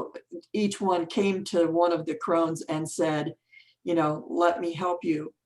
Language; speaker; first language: English; native; English